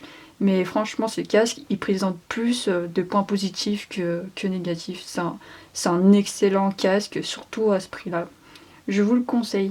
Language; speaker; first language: French; native; French